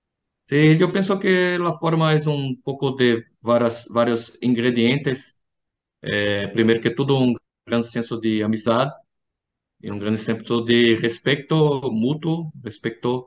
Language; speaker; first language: Spanish; non-native, fluent; Portuguese